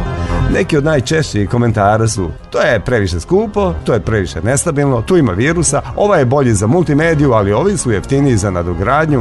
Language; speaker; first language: Serbian; native; Serbian